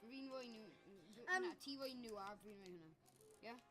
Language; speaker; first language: Welsh; non-native, local second language; English